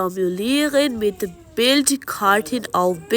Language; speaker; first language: German; non-native, learner; Urdu